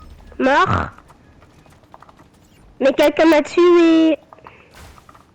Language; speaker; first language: French; native; French